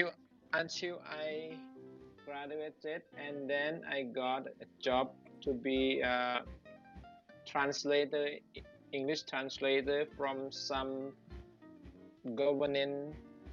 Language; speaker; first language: English; non-native, learner; Thai